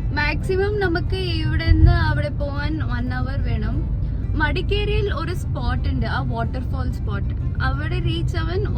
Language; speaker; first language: Malayalam; non-native, local second language; Kannada